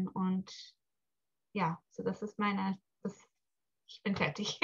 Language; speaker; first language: German; early bilingual, heritage; English